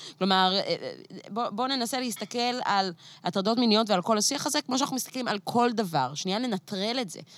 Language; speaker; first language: Hebrew; native; Hebrew